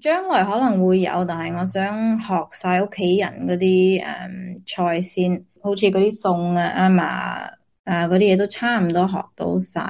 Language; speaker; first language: Cantonese; early bilingual, heritage; Cantonese